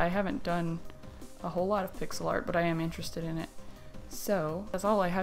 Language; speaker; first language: English; native; English